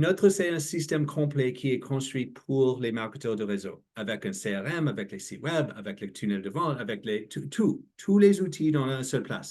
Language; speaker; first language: French; non-native, learner; English